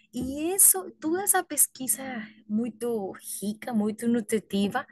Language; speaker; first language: Portuguese; non-native, learner; Spanish